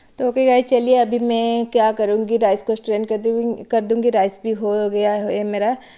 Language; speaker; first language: Hindi; non-native, local second language; Odia